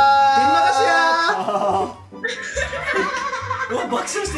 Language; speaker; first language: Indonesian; non-native, learner; Japanese